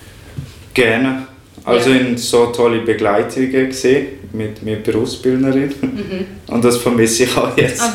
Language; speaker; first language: German; non-native, fluent; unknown